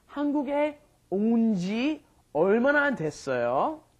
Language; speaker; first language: Korean; non-native, fluent; English